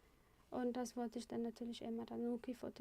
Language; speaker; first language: German; non-native, fluent; Arabic